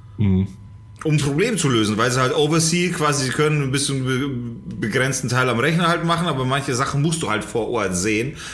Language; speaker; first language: German; early bilingual, other home language; Polish